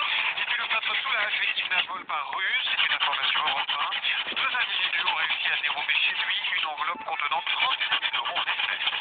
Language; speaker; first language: French; native; French